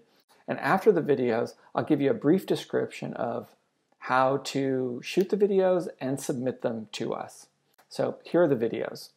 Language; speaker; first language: English; native; English